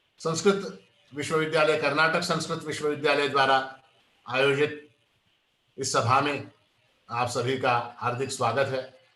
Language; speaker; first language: Hindi; non-native, local second language; Kannada